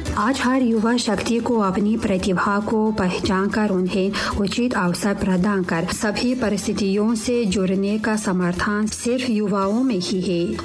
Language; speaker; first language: Hindi; non-native, fluent; Tajik